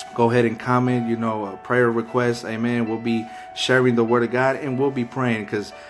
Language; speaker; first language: English; early bilingual, other home language; Spanish